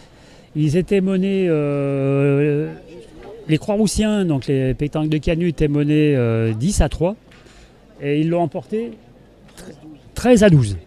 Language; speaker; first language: French; native; French